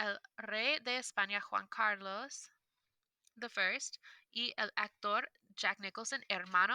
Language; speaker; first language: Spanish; non-native, fluent; English